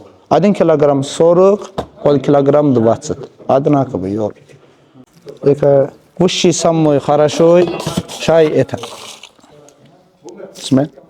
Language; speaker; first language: Russian; non-native, local second language; Azerbaijani